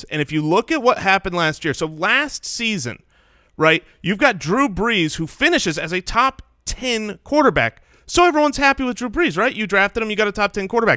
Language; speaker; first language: English; native; English